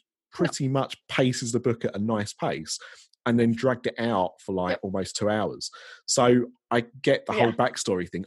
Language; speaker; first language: English; native; English